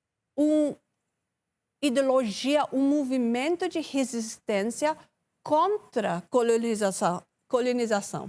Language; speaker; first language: Portuguese; non-native, learner; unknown